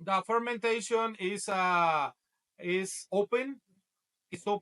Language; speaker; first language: English; non-native, learner; Spanish